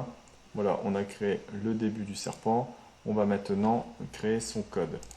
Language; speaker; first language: French; native; French